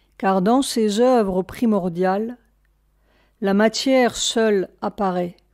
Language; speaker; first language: French; native; French